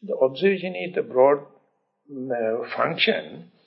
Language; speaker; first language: English; non-native, local second language; Sinhala